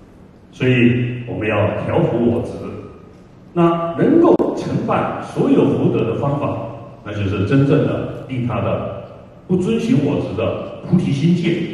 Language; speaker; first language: Chinese; native; Chinese